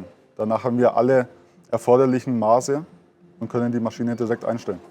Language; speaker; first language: German; native; German